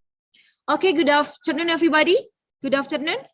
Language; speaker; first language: English; non-native, learner; Indonesian